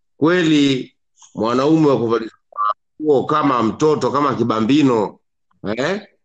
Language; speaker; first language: Swahili; native; Swahili